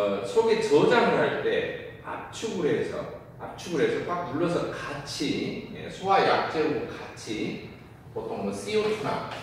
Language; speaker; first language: Korean; native; Korean